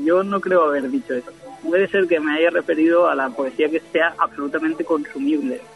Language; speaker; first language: Spanish; non-native, local second language; Catalan